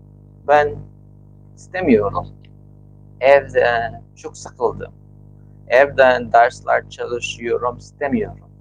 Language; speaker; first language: Turkish; non-native, learner; Filipino